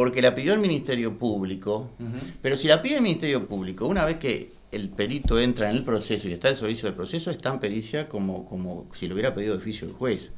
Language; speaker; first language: Spanish; native; Spanish